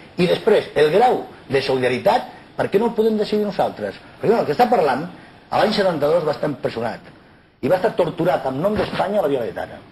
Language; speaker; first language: Catalan; non-native, local second language; Spanish